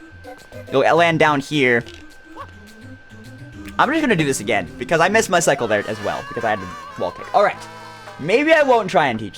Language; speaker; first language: English; native; English